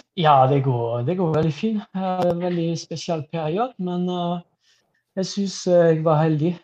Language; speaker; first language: Norwegian; non-native, fluent; French